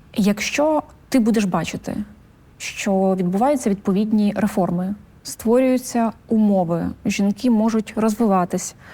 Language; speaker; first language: Ukrainian; native; Ukrainian